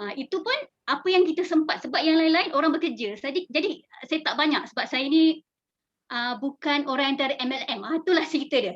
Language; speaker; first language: Malay; native; Malay